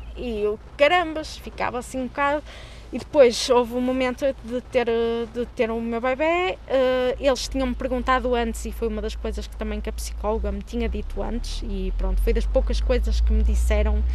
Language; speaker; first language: Portuguese; native; Portuguese